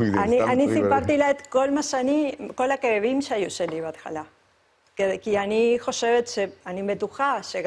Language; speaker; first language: Hebrew; non-native, fluent; Spanish